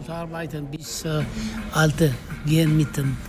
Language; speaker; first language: German; non-native, learner; Tigrinya